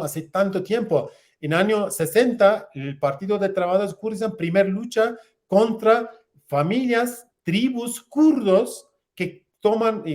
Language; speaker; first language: Spanish; non-native, learner; Kurdish